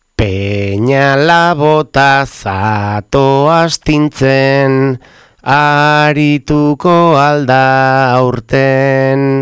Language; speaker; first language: Basque; native; Basque